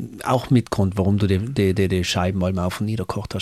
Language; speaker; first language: German; native; German